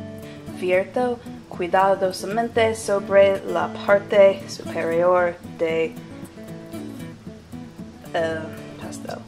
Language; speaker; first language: Spanish; non-native, learner; English